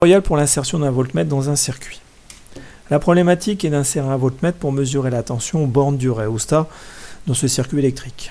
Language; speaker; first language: French; native; French